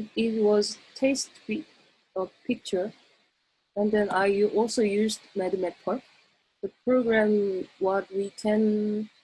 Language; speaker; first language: English; non-native, learner; Korean